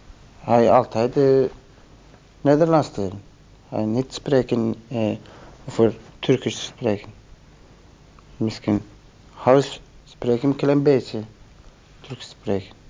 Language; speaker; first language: Dutch; non-native, learner; Turkish